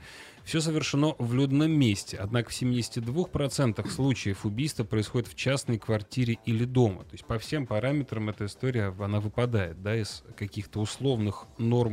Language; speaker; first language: Russian; native; Russian